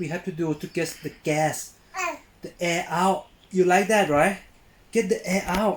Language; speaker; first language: English; non-native, fluent; Thai